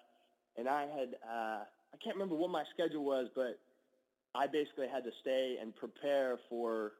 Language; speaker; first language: English; native; English